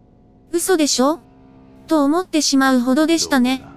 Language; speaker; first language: Japanese; native; Japanese